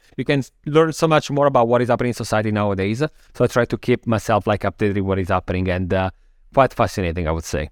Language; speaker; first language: English; non-native, fluent; Italian